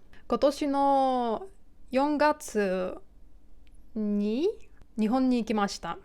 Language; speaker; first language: Japanese; non-native, learner; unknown